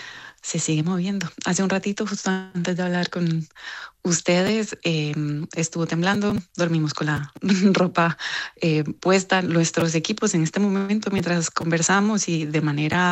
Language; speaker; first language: Spanish; native; Spanish